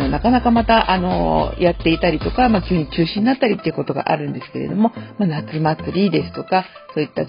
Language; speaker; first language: Japanese; native; Japanese